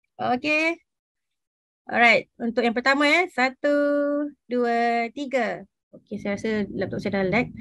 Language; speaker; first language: Malay; native; Malay